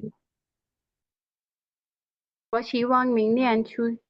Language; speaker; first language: Chinese; non-native, learner; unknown